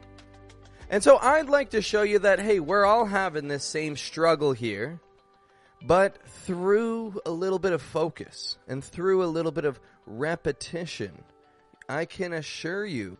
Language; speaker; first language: English; native; English